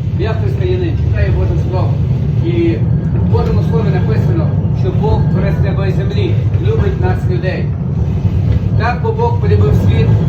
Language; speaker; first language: Ukrainian; native; Ukrainian